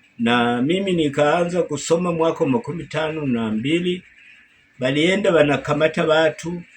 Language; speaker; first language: Swahili; non-native, local second language; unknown